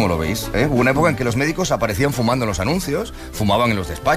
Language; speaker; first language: Spanish; native; Spanish